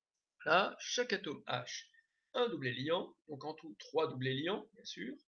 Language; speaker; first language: French; native; French